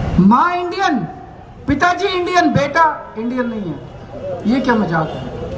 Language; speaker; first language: Hindi; native; Hindi